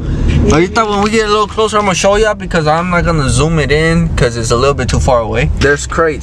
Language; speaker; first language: English; early bilingual, other home language; Spanish